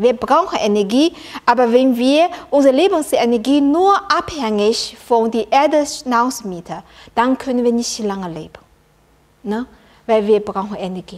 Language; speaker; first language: German; non-native, learner; Chinese